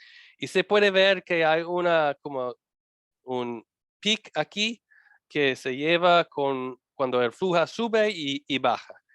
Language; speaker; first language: Spanish; non-native, learner; English